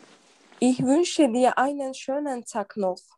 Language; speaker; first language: German; non-native, learner; Turkish